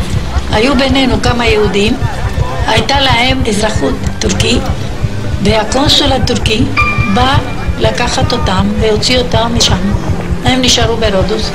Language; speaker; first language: Hebrew; non-native, fluent; Ladino